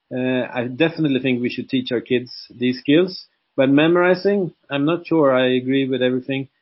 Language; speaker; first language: English; non-native, fluent; Swedish